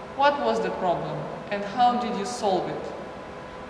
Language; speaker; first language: English; non-native, fluent; Russian